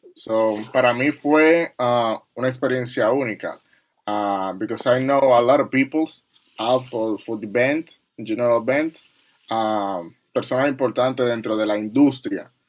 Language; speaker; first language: English; non-native, learner; Spanish